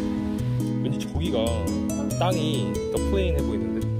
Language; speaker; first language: Korean; native; Korean